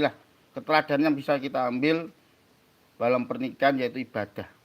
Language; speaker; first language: Indonesian; native; Indonesian